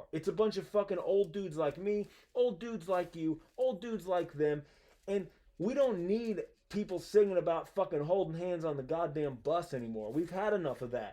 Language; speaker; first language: English; native; English